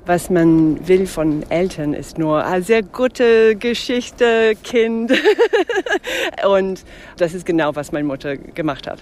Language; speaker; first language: German; non-native, fluent; English